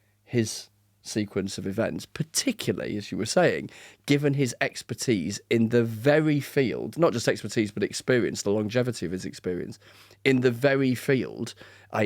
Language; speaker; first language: English; native; English